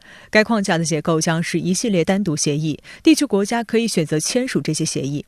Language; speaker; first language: Chinese; native; Chinese